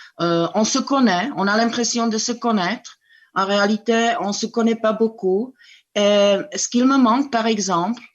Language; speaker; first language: French; non-native, fluent; Czech